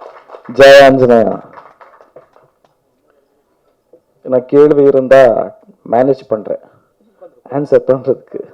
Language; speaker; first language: Tamil; non-native, learner; Kannada